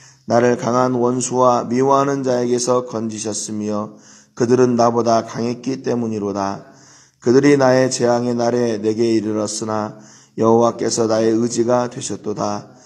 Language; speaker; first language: Korean; native; Korean